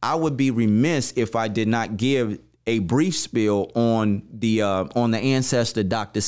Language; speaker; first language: English; native; English